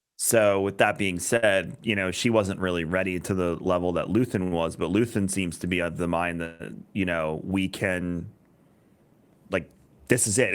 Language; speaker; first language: English; native; English